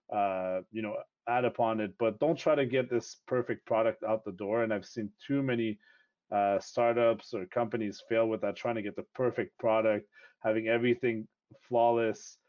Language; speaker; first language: English; non-native, fluent; French